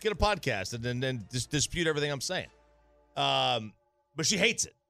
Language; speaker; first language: English; native; English